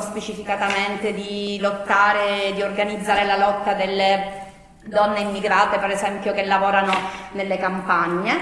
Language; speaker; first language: Italian; native; Italian